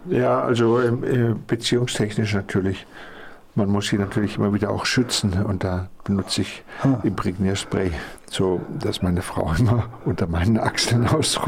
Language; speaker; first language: German; native; German